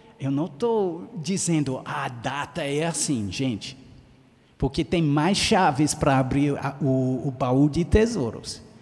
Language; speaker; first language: Portuguese; non-native, fluent; English